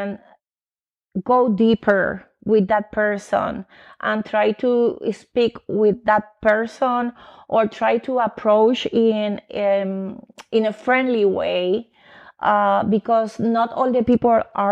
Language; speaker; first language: English; non-native, fluent; Spanish